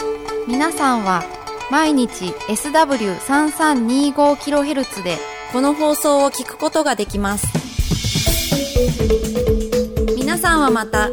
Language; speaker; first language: Japanese; non-native, fluent; Indonesian